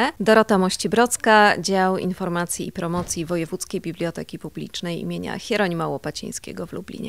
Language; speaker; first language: Polish; native; Polish